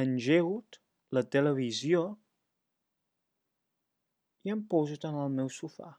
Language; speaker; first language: Catalan; non-native, learner; English